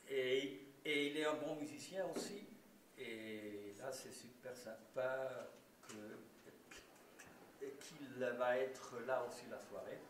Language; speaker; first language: French; non-native, local second language; German